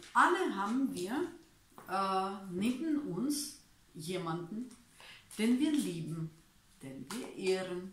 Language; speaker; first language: German; non-native, learner; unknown